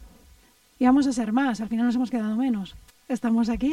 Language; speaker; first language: Spanish; native; Spanish